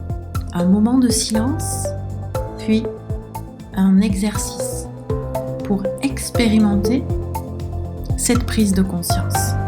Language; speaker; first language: French; native; French